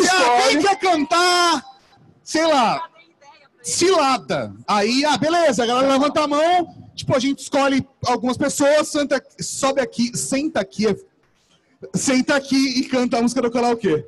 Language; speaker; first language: Portuguese; native; Portuguese